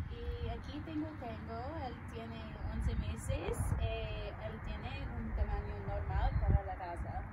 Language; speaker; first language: Spanish; non-native, learner; English